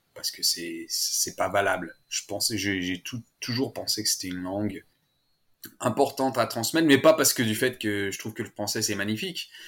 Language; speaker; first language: French; native; French